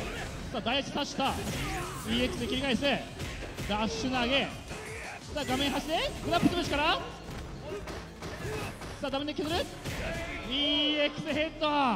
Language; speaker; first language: Japanese; native; Japanese